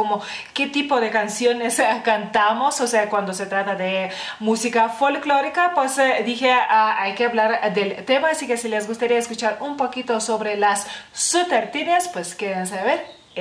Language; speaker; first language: Spanish; non-native, fluent; Lithuanian